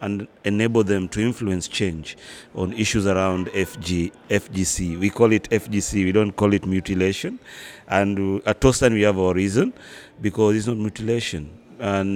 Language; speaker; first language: English; non-native, local second language; Luo (Kenya and Tanzania)